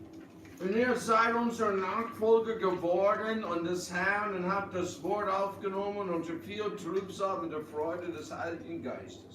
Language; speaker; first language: German; early bilingual, heritage; English